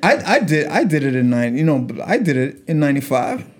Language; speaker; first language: English; native; English